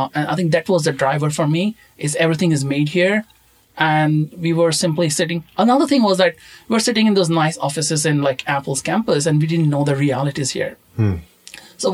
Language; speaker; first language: English; non-native, local second language; Konkani